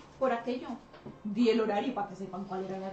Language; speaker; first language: Spanish; native; Spanish